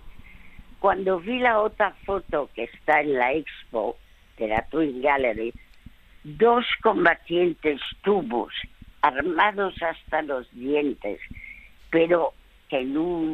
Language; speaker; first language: Spanish; early bilingual, other home language; French